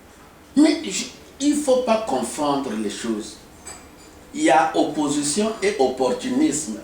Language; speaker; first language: French; non-native, local second language; Lingala